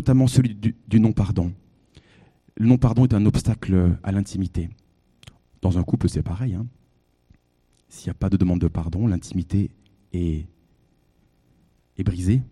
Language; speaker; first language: French; native; French